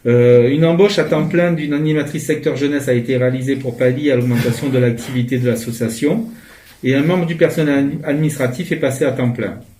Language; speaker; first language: French; native; French